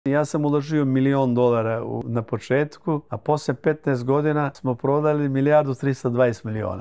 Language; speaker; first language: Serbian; early bilingual, heritage; Croatian